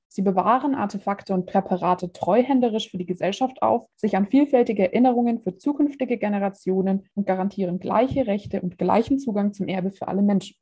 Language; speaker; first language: German; native; German